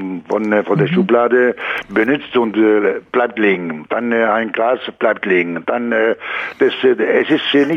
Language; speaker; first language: German; non-native, fluent; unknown